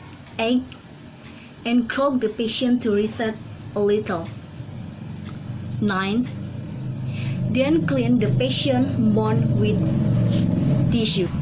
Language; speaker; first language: English; non-native, learner; Indonesian